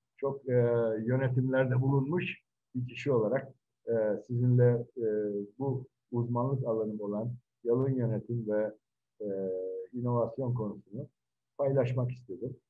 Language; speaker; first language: Turkish; native; Turkish